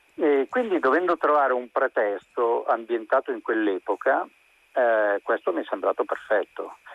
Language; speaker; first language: Italian; native; Italian